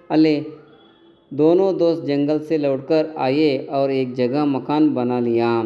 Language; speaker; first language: Hindi; non-native, local second language; Kannada